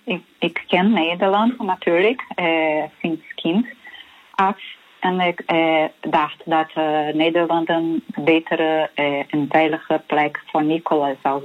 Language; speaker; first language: Dutch; non-native, fluent; Portuguese